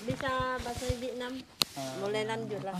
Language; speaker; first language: Indonesian; non-native, learner; Vietnamese